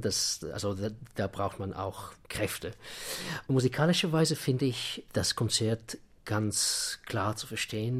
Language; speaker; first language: German; non-native, fluent; Russian